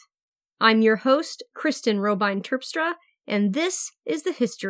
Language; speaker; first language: English; native; English